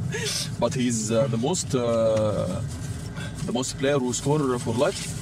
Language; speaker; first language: English; non-native, fluent; Arabic